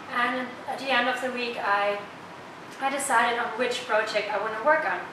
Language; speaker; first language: English; non-native, fluent; German